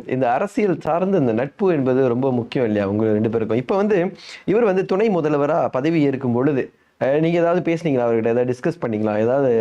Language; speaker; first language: Tamil; native; Tamil